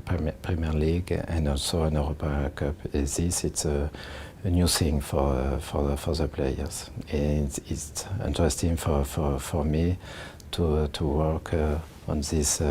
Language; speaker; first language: English; non-native, learner; French